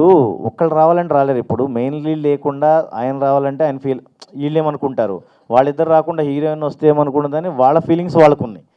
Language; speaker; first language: Telugu; native; Telugu